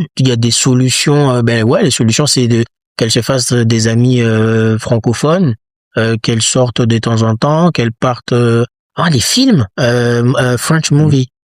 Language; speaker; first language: French; non-native, local second language; Lingala